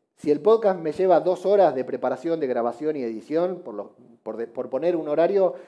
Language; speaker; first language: Spanish; native; Spanish